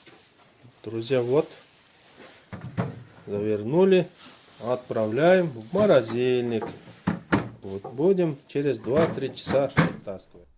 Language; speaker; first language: Russian; non-native, local second language; Kyrgyz